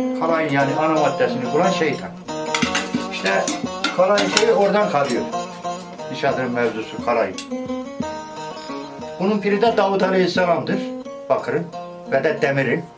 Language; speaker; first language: Turkish; native; Turkish